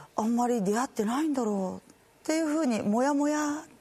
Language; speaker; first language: Japanese; native; Japanese